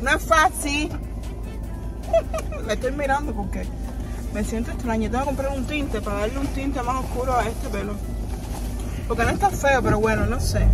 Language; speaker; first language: Spanish; native; Spanish